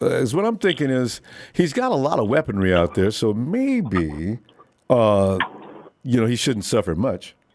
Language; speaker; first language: English; native; English